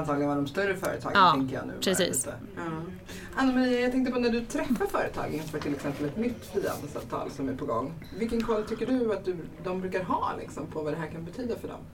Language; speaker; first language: Swedish; native; Swedish